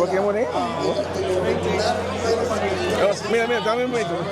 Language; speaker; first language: Spanish; non-native, learner; English